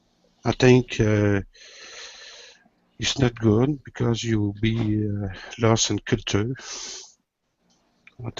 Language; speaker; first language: English; non-native, learner; French